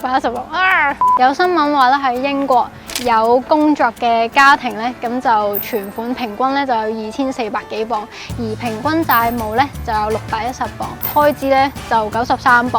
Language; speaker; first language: Cantonese; native; Cantonese